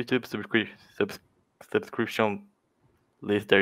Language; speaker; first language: English; non-native, fluent; Portuguese